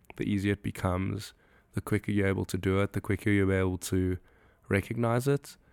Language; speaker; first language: English; native; English